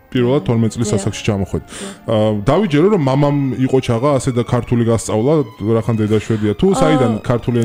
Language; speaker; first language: Georgian; native; Georgian